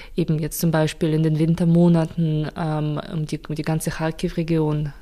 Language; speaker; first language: German; non-native, fluent; Ukrainian